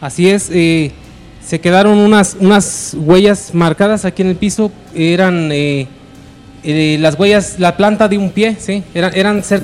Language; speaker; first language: Spanish; native; Spanish